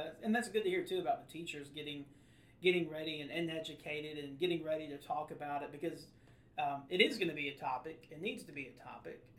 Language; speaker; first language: English; native; English